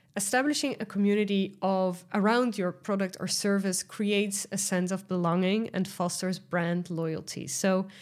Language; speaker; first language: English; non-native, fluent; Dutch